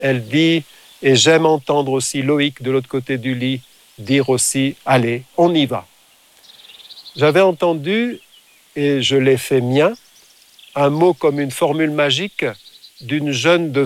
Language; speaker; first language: French; native; French